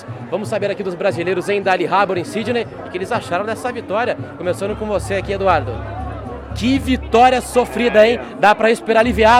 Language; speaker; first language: Portuguese; native; Portuguese